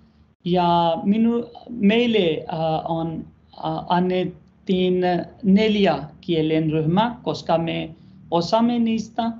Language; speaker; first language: Finnish; non-native, learner; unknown